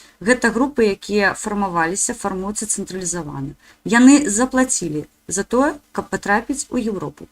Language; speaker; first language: Belarusian; native; Belarusian